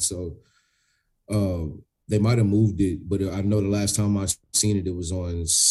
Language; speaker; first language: English; native; English